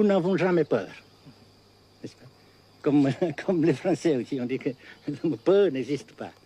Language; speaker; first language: French; non-native, fluent; Vietnamese